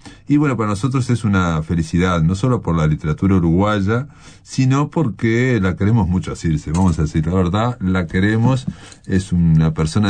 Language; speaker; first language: Spanish; native; Spanish